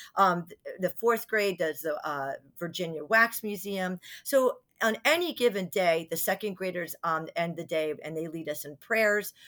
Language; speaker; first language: English; native; English